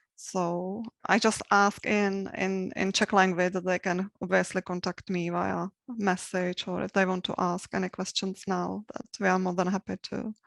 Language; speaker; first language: English; non-native, fluent; Czech